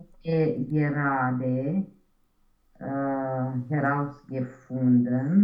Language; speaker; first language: German; non-native, learner; Romanian